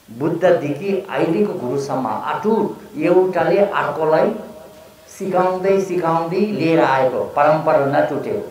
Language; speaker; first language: Nepali; non-native, local second language; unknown